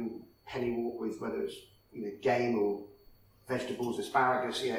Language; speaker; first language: English; native; English